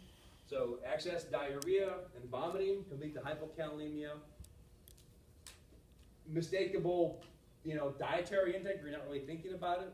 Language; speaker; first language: English; native; English